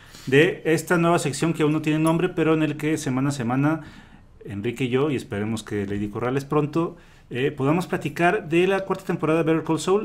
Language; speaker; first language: Spanish; native; Spanish